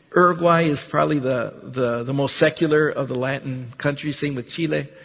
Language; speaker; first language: English; early bilingual, other home language; Spanish